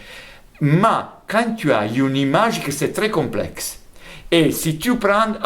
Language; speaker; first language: French; non-native, fluent; Italian